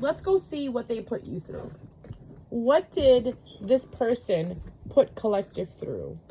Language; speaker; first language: English; native; English